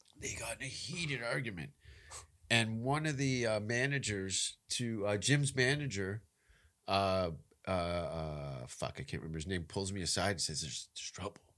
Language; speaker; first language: English; native; English